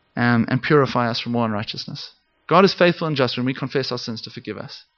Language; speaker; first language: English; native; English